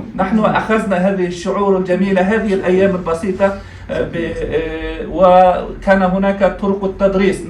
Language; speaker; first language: Arabic; non-native, fluent; Kazakh